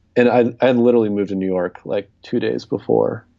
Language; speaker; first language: English; native; English